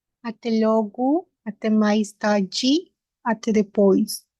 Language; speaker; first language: Portuguese; non-native, learner; Spanish